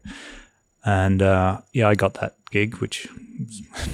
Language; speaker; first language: English; native; English